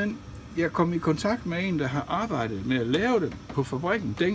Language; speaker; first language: Danish; native; Danish